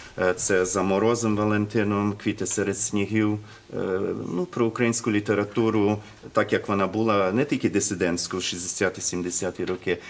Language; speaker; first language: Ukrainian; early bilingual, heritage; Ukrainian